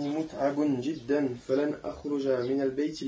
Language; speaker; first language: Arabic; non-native, learner; French